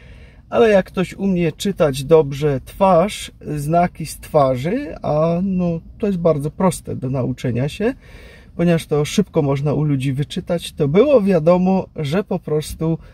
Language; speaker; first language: Polish; native; Polish